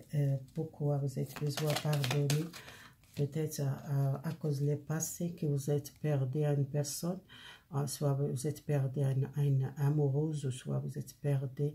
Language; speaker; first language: French; non-native, learner; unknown